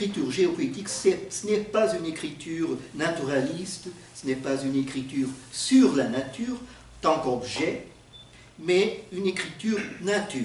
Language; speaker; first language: French; non-native, fluent; Portuguese